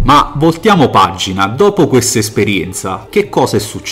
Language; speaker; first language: Italian; native; Italian